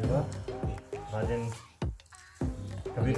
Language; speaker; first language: Arabic; non-native, learner; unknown